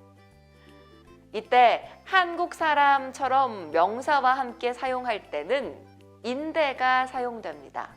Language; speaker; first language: Korean; native; Korean